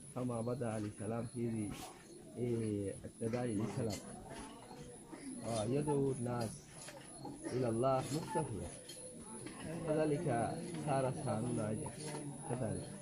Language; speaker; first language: Arabic; non-native, fluent; Rohingya